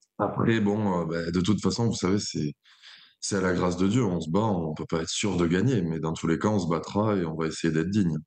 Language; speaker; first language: French; native; French